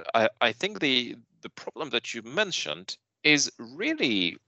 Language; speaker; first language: English; non-native, fluent; Polish